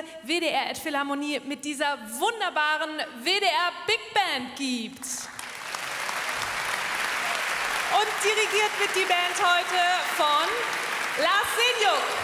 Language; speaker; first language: German; native; German